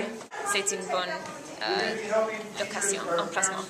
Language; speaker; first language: French; non-native, fluent; English